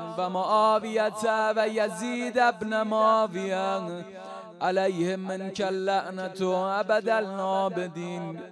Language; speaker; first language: Arabic; non-native, fluent; Persian